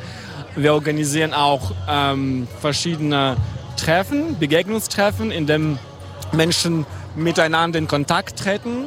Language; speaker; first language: German; non-native, fluent; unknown